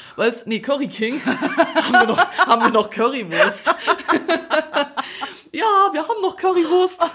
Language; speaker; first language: German; non-native, fluent; Croatian